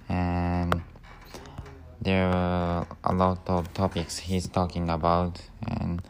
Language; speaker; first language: English; non-native, learner; Japanese